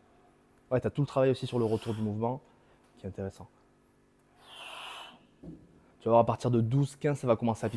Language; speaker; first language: French; native; French